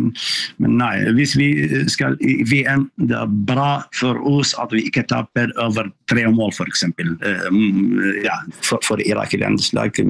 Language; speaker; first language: Norwegian; non-native, fluent; Arabic